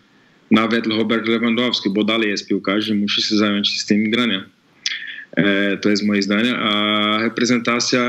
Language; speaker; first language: Polish; non-native, fluent; Portuguese